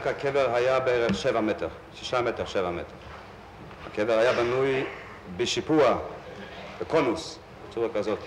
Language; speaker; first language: Hebrew; non-native, fluent; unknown